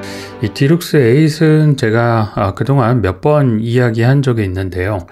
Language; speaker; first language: Korean; native; Korean